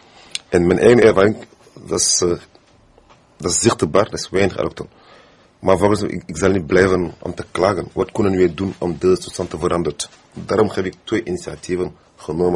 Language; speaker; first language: Dutch; non-native, fluent; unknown